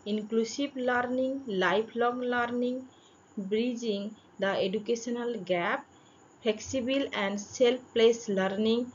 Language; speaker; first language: English; non-native, local second language; Bangla